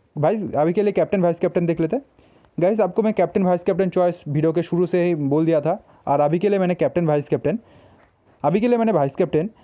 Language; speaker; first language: Hindi; native; Hindi